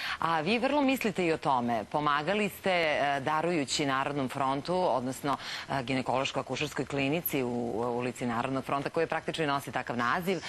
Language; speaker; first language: Serbian; native; Serbian